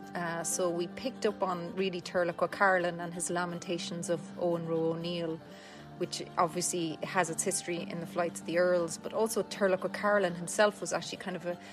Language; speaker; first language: English; native; English